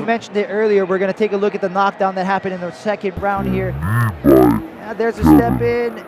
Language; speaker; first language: English; native; English